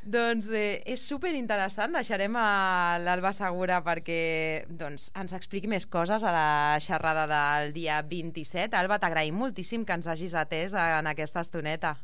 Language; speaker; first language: Catalan; native; Catalan